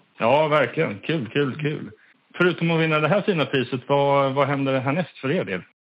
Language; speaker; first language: Swedish; native; Swedish